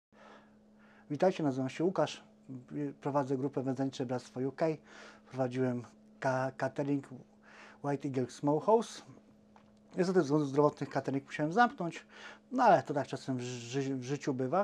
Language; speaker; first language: Polish; native; Polish